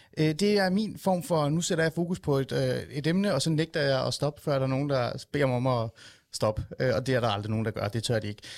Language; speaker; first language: Danish; native; Danish